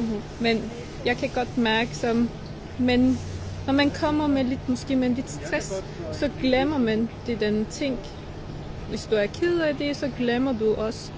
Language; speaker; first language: Danish; non-native, fluent; Turkish